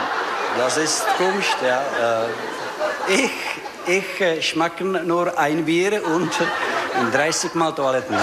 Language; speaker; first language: German; non-native, learner; Czech